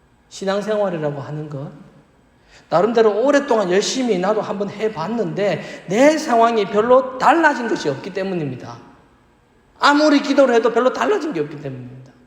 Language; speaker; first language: Korean; native; Korean